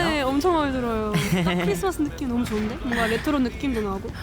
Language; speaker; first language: Korean; non-native, fluent; German